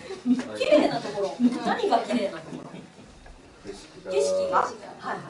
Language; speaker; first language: Japanese; non-native, fluent; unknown